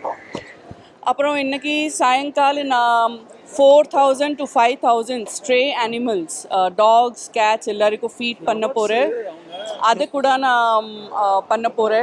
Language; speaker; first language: Tamil; non-native, local second language; Gujarati